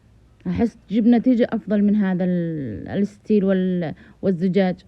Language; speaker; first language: Arabic; native; Arabic